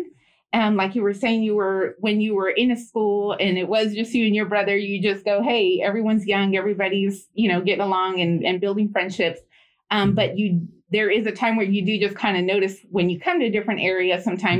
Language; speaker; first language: English; native; English